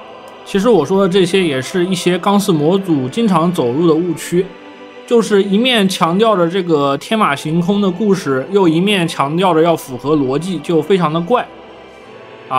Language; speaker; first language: Chinese; native; Chinese